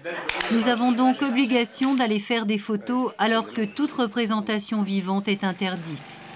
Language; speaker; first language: French; native; French